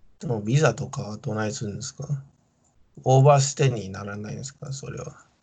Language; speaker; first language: Japanese; non-native, fluent; Min Nan Chinese